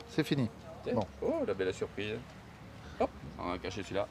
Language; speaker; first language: French; native; French